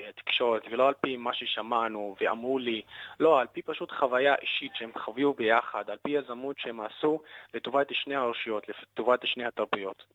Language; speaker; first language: Hebrew; non-native, local second language; Arabic